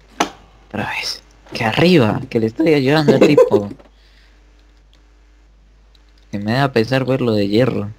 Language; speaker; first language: Spanish; native; Spanish